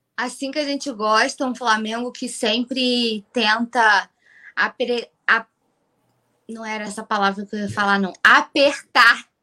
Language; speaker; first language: Portuguese; native; Portuguese